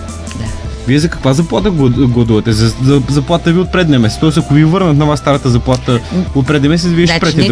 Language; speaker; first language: Bulgarian; native; Bulgarian